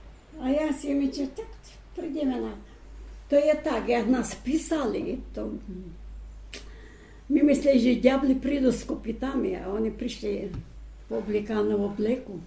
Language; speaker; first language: Slovak; non-native, learner; Ukrainian